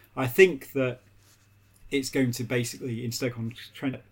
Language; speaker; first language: English; native; English